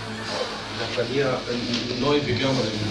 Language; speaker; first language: Italian; non-native, fluent; Albanian